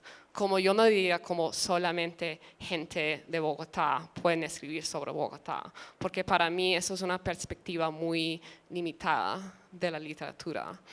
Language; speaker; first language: Spanish; early bilingual, other home language; English